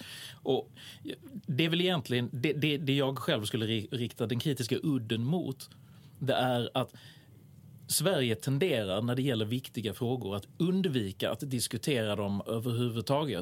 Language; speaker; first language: Swedish; native; Swedish